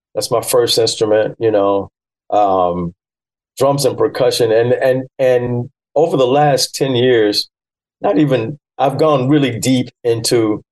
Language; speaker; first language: English; early bilingual, other home language; Yoruba